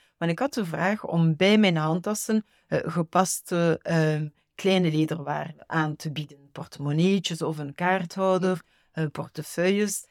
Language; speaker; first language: Dutch; native; Dutch